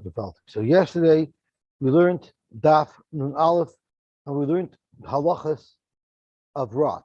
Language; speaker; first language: English; native; English